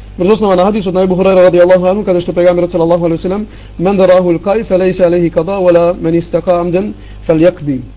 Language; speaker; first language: Macedonian; non-native, local second language; Albanian